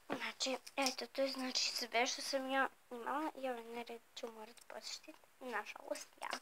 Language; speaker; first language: Bosnian; early bilingual, heritage; Bosnian